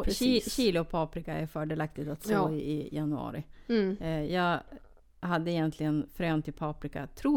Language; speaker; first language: Swedish; native; Swedish